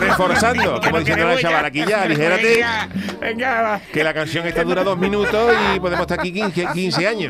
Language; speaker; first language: Spanish; native; Spanish